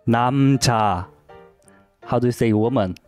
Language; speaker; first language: English; non-native, fluent; Korean